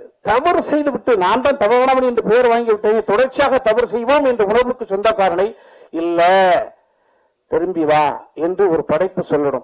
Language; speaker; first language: Tamil; native; Tamil